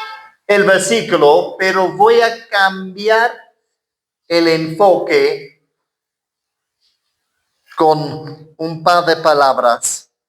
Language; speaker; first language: Spanish; non-native, fluent; English